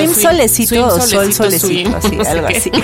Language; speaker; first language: Spanish; native; Spanish